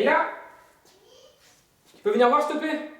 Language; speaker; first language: French; native; French